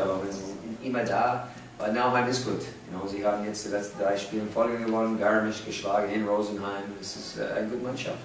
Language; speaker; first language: German; non-native, fluent; English